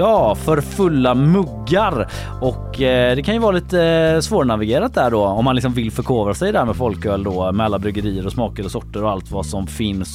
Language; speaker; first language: Swedish; native; Swedish